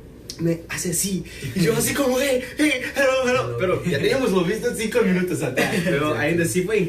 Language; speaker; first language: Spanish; non-native, fluent; Portuguese